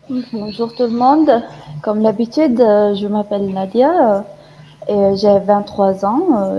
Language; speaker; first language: French; non-native, fluent; Arabic